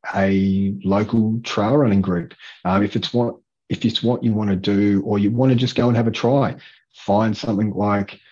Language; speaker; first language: English; native; English